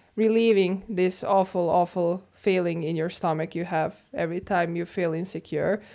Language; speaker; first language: English; non-native, fluent; Croatian